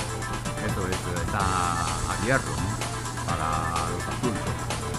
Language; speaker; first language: Spanish; non-native, fluent; Chinese